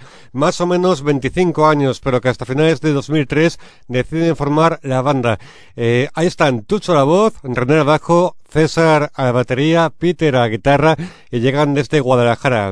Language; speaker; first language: Spanish; native; Spanish